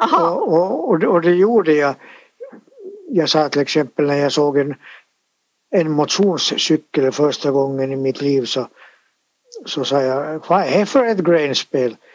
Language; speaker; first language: Swedish; native; Swedish